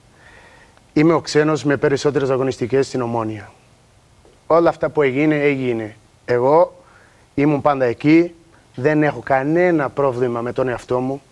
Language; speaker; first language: Greek; non-native, learner; Portuguese